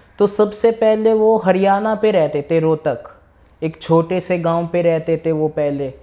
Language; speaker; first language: Hindi; early bilingual, other home language; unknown